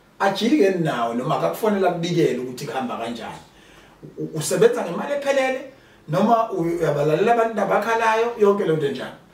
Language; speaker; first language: Zulu; native; Zulu